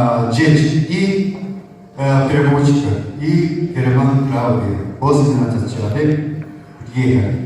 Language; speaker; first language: Russian; non-native, learner; Japanese